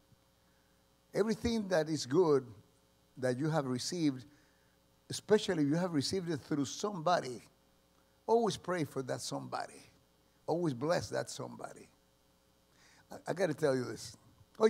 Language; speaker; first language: English; early bilingual, other home language; Spanish